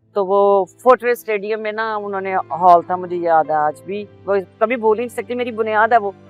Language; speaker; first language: Urdu; non-native, local second language; Punjabi